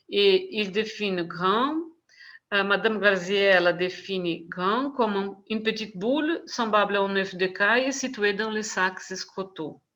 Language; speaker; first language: French; non-native, fluent; Portuguese